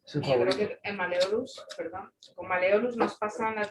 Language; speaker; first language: Spanish; native; Spanish